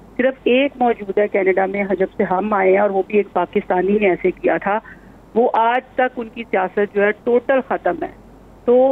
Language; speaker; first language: Urdu; non-native, local second language; Punjabi